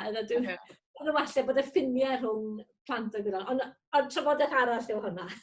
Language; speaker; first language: Welsh; native; Welsh